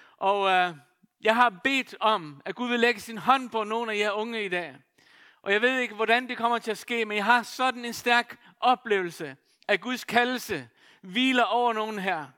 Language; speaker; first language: Danish; non-native, local second language; Faroese